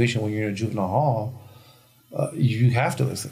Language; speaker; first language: English; early bilingual, other home language; Spanish